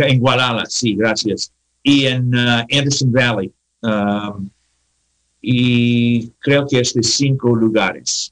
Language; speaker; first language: Spanish; non-native, learner; English